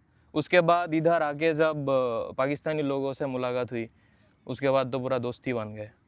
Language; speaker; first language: Hindi; non-native, fluent; Bangla